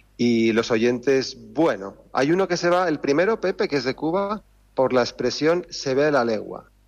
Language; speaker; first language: Spanish; native; Spanish